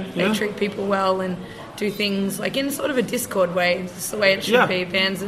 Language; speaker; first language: English; native; English